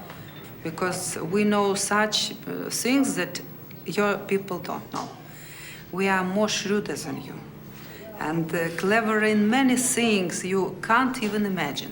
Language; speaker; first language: English; non-native, learner; Russian